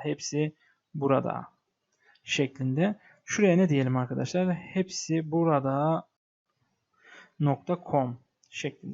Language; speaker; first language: Turkish; native; Turkish